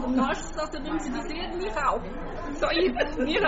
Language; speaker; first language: Portuguese; non-native, local second language; Kabuverdianu